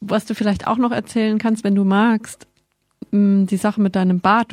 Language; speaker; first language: German; native; German